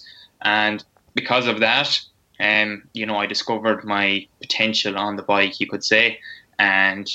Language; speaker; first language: English; native; English